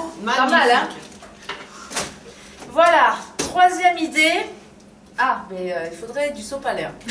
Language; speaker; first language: French; native; French